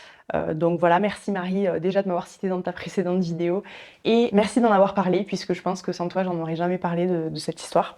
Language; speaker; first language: French; native; French